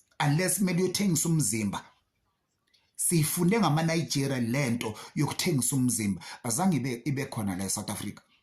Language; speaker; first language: Zulu; native; Zulu